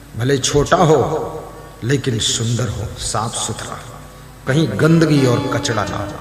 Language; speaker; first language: Hindi; native; Hindi